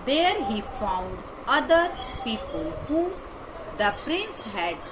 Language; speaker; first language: English; non-native, local second language; Hindi